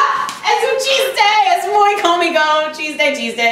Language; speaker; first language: Spanish; non-native, learner; English